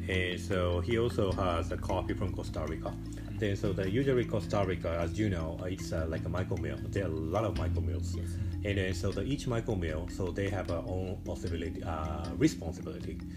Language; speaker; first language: English; non-native, fluent; Japanese